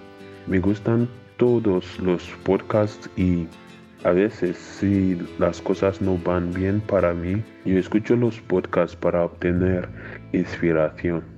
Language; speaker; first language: Spanish; non-native, learner; English